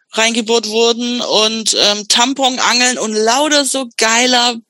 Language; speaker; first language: German; native; German